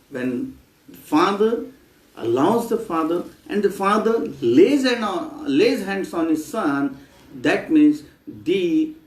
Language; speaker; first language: English; non-native, local second language; Marathi